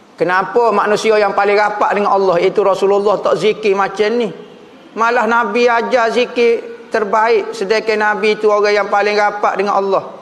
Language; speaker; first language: Malay; native; Malay